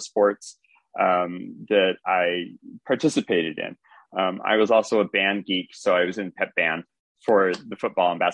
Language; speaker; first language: English; native; English